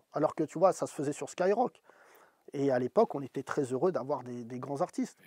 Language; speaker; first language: French; native; French